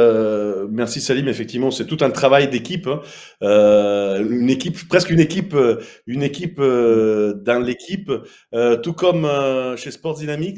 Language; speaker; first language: French; native; French